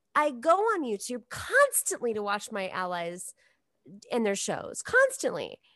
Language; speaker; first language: English; native; English